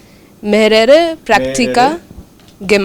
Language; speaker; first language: German; non-native, learner; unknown